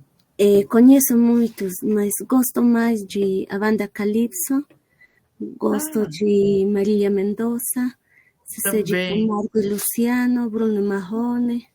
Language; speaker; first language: Portuguese; non-native, learner; Spanish